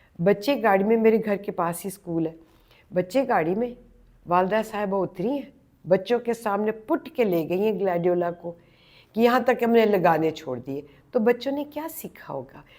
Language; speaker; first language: Urdu; native; Urdu